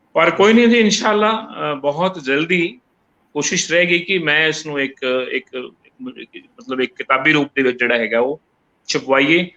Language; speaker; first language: Punjabi; native; Punjabi